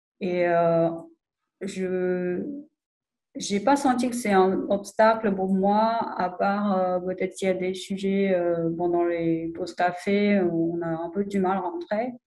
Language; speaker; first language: French; non-native, fluent; Chinese